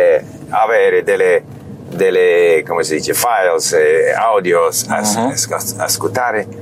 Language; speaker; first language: Italian; non-native, learner; English